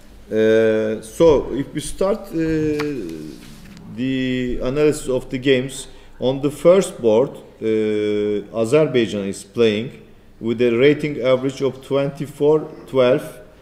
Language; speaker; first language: English; non-native, fluent; Turkish